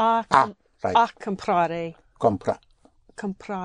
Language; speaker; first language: Italian; non-native, learner; English